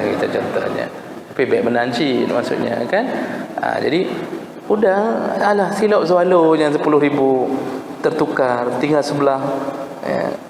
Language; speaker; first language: Malay; non-native, local second language; Achinese